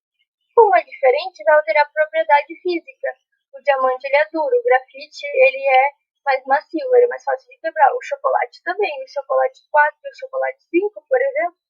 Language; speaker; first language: Portuguese; native; Portuguese